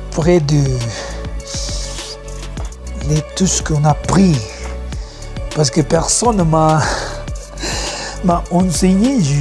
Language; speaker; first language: French; non-native, learner; Spanish